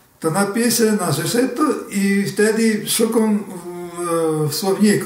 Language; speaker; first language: Polish; early bilingual, heritage; Portuguese